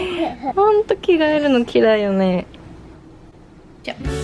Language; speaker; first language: Japanese; native; Japanese